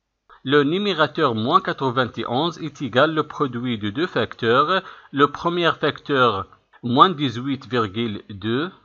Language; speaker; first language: French; non-native, local second language; Arabic